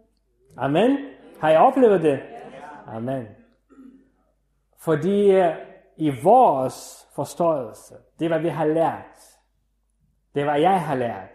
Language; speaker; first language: Danish; non-native, fluent; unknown